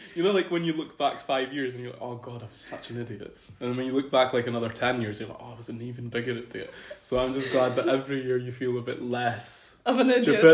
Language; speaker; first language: English; early bilingual, other home language; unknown